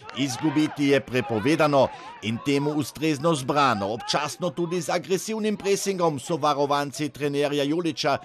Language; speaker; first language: Slovenian; native; Slovenian